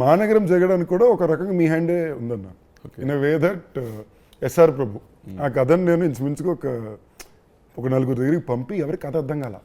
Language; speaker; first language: Telugu; native; Telugu